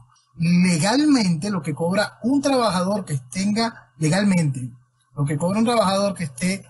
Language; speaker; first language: Spanish; native; Spanish